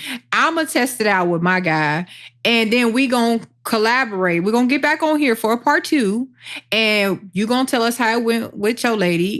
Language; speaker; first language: English; native; English